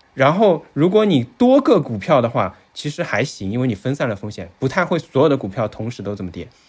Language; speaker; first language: Chinese; native; Chinese